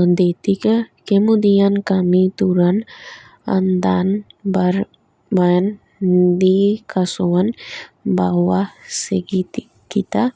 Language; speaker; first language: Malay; non-native, learner; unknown